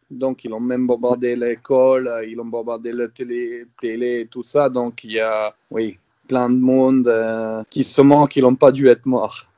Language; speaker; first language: French; non-native, fluent; Serbian